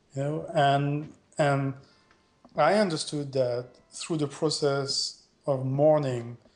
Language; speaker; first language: English; non-native, fluent; French